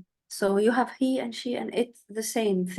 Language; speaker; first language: English; non-native, fluent; Arabic